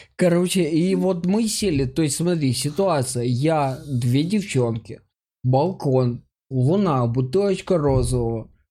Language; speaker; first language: Russian; native; Russian